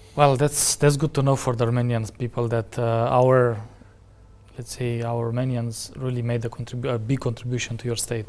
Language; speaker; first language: English; non-native, fluent; Romanian